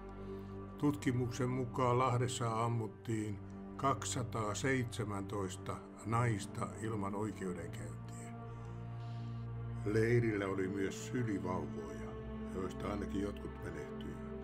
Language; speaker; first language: Finnish; native; Finnish